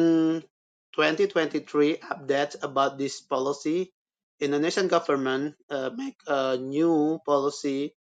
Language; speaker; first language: English; non-native, learner; Indonesian